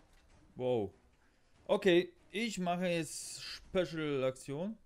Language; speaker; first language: German; non-native, learner; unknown